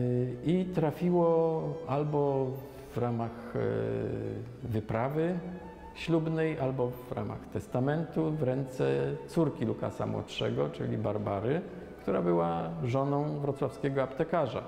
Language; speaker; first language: Polish; native; Polish